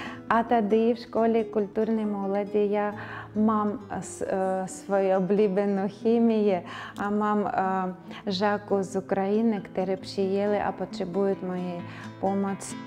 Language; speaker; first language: Ukrainian; native; Ukrainian